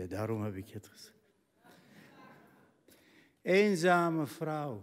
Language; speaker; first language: Dutch; non-native, fluent; Arabic